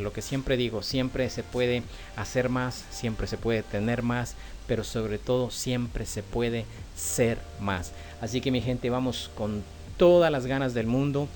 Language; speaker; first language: Spanish; native; Spanish